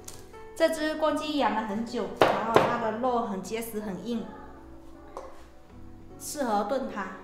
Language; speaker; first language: Chinese; native; Chinese